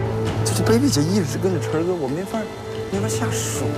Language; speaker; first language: Chinese; native; Chinese